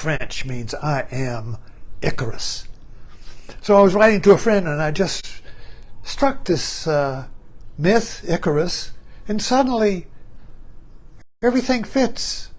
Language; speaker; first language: English; native; English